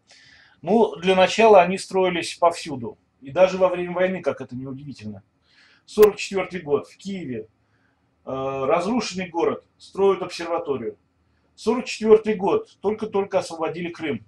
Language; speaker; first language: Russian; native; Russian